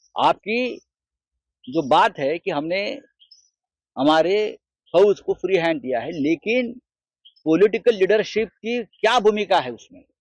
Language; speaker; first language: Hindi; non-native, local second language; Marathi